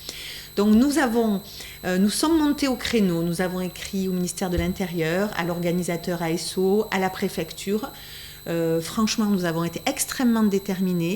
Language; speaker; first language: French; native; French